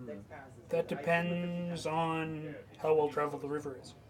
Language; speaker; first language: English; native; English